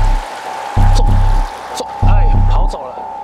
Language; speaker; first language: Chinese; native; Chinese